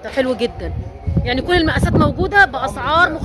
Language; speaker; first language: Arabic; native; Arabic